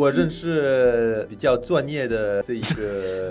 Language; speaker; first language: Chinese; non-native, fluent; French